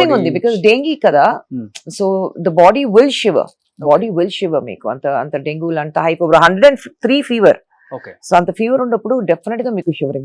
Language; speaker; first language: Telugu; non-native, fluent; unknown